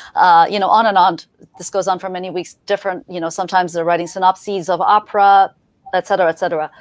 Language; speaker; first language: English; early bilingual, other home language; Persian